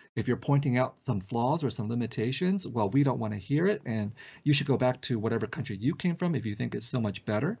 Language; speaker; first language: English; early bilingual, other home language; Vietnamese